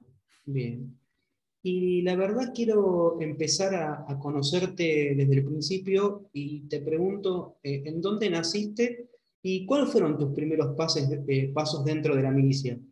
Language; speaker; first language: Spanish; native; Spanish